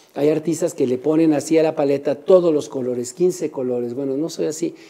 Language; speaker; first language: Spanish; native; Spanish